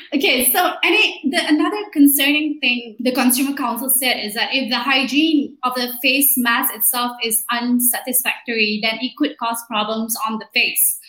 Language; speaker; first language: English; non-native, local second language; Malay